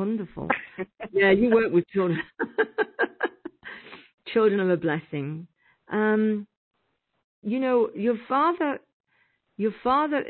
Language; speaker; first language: English; native; English